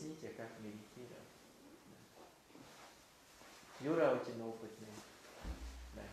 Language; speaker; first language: Russian; non-native, learner; Thai